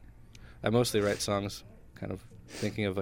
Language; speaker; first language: English; native; English